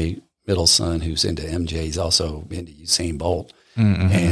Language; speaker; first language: English; native; English